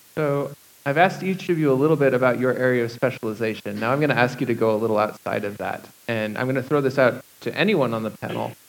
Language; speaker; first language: English; native; English